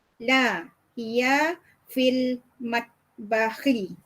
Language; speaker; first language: Arabic; non-native, learner; Malay